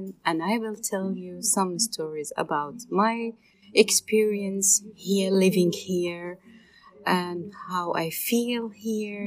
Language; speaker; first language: English; non-native, learner; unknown